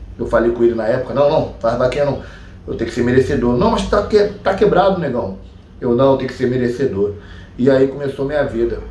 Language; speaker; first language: Portuguese; native; Portuguese